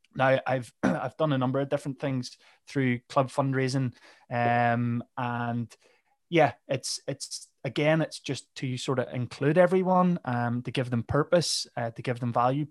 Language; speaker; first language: English; native; English